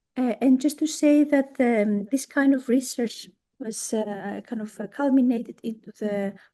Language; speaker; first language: English; non-native, fluent; Greek